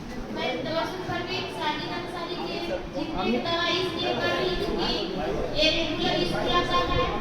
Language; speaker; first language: Hindi; native; Hindi